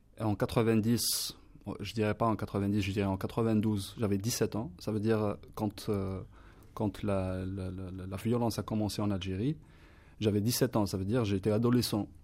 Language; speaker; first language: French; non-native, local second language; Kabyle